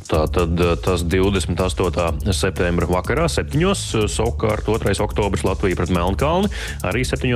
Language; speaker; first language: Latvian; native; Latvian